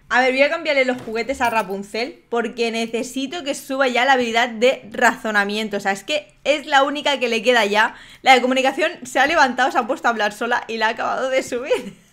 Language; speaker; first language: Spanish; native; Spanish